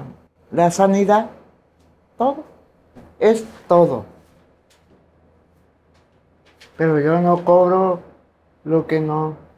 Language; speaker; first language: Spanish; non-native, local second language; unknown